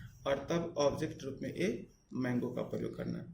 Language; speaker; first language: Hindi; native; Hindi